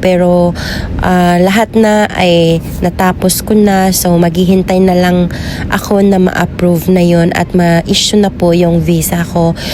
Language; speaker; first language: Filipino; non-native, local second language; Cebuano